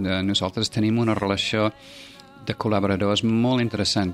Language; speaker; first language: Catalan; non-native, fluent; English